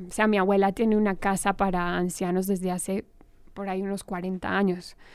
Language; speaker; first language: Spanish; native; Spanish